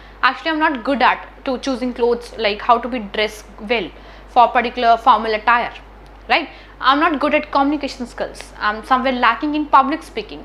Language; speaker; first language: Hindi; native; Hindi